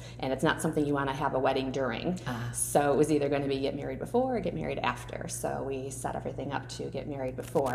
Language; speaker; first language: English; native; English